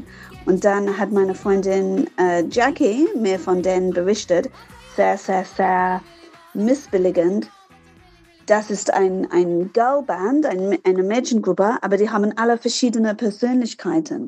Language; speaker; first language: German; non-native, fluent; English